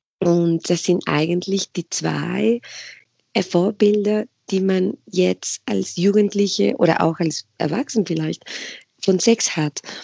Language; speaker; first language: German; non-native, fluent; Spanish